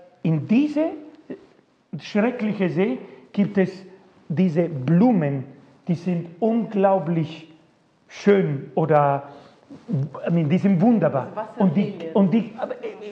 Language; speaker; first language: German; non-native, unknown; Spanish